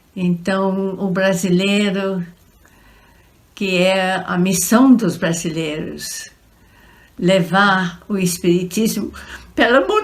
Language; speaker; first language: Portuguese; non-native, fluent; English